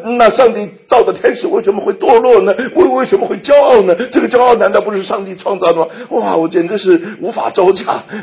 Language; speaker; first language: Chinese; native; Chinese